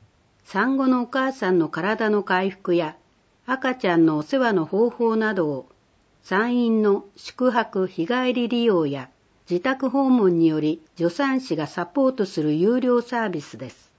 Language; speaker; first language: Japanese; native; Japanese